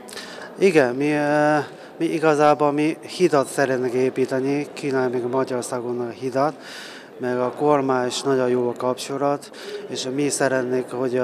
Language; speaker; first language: Hungarian; non-native, learner; Chinese